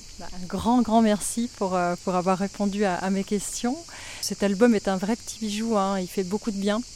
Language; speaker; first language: French; native; French